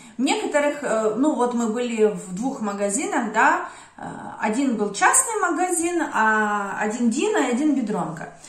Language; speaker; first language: Russian; native; Russian